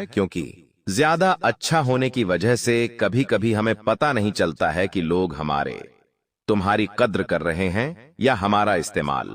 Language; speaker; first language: Hindi; native; Hindi